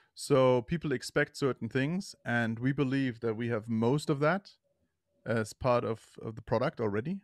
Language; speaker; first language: English; non-native, fluent; German